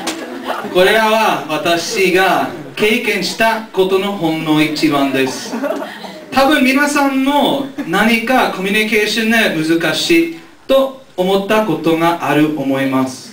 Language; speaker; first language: Japanese; non-native, learner; English